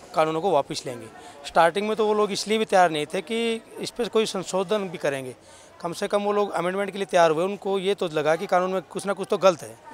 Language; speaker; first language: Hindi; native; Hindi